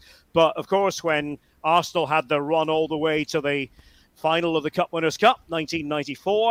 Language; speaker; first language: English; native; English